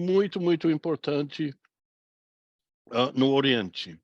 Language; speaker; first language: Portuguese; non-native, fluent; English